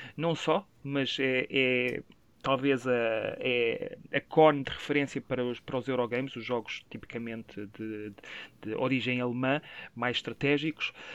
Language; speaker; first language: Portuguese; native; Portuguese